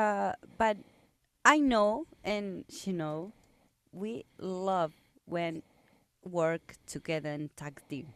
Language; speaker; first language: English; non-native, learner; Spanish